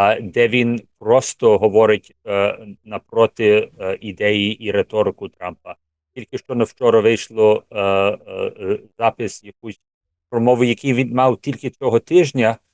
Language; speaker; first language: Ukrainian; early bilingual, heritage; English